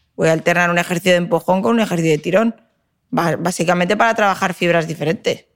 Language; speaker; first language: Spanish; native; Spanish